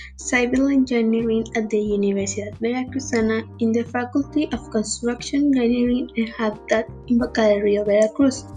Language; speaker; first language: English; non-native, learner; Spanish